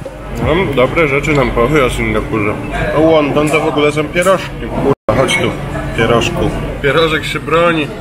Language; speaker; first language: Polish; native; Polish